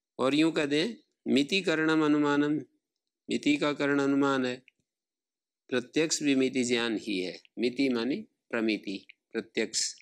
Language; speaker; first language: Hindi; native; Hindi